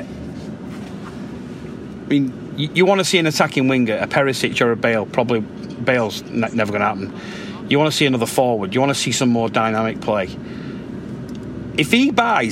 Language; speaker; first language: English; native; English